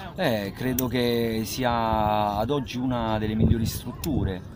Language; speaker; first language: Italian; native; Italian